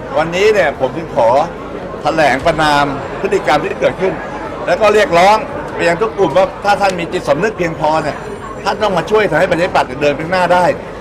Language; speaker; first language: Thai; native; Thai